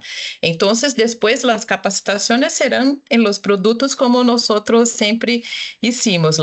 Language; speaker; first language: Spanish; non-native, local second language; Portuguese